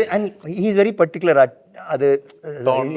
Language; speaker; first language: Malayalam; non-native, fluent; Tamil